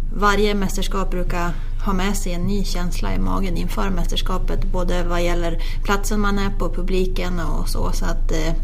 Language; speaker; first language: Swedish; native; Swedish